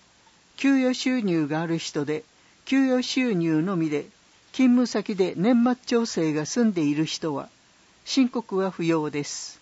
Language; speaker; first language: Japanese; native; Japanese